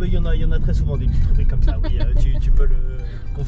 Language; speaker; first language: French; native; French